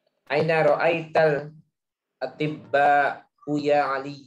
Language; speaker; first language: Arabic; non-native, learner; Indonesian